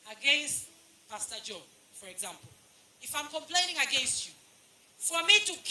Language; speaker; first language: English; non-native, local second language; Swahili